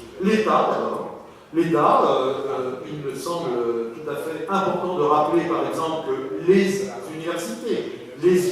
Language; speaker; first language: French; native; French